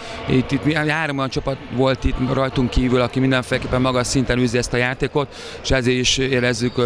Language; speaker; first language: Hungarian; native; Hungarian